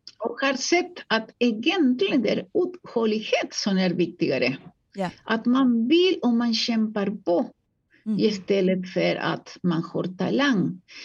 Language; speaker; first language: Swedish; non-native, fluent; Spanish